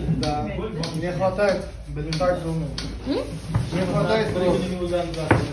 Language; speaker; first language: Russian; non-native, local second language; Uzbek